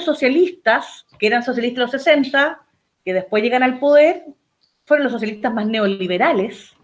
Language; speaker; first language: Spanish; native; Spanish